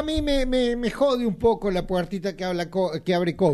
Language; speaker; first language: Spanish; native; Spanish